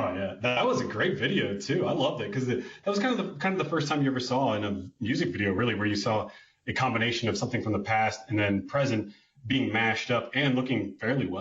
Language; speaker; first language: English; native; English